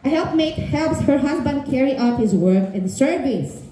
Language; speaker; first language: English; non-native, local second language; Filipino